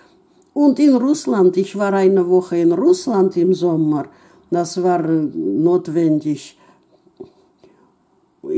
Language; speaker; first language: German; non-native, fluent; Russian